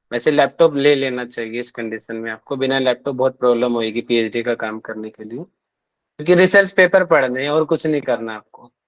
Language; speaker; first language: Hindi; native; Hindi